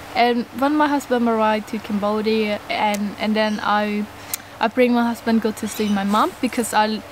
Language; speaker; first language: English; non-native, learner; Khmer